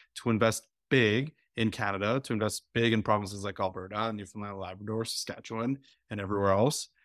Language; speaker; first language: English; native; English